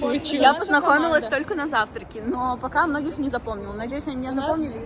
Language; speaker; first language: Russian; native; Russian